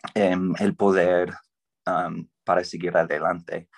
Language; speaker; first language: Spanish; non-native, fluent; English